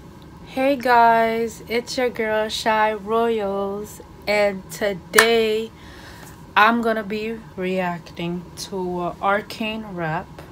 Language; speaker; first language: English; native; English